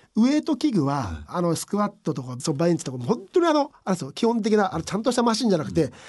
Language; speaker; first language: Japanese; native; Japanese